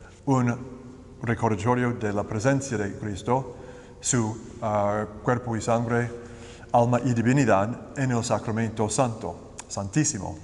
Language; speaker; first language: Spanish; non-native, learner; English